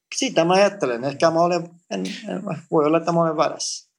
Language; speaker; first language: Finnish; non-native, fluent; Greek